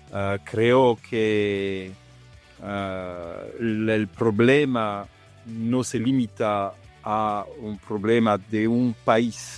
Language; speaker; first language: Spanish; non-native, learner; Italian